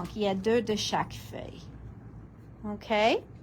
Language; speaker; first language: French; non-native, local second language; English